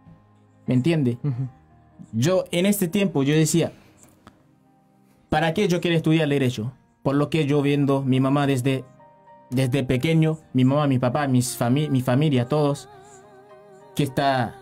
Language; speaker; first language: Spanish; non-native, learner; Haitian Creole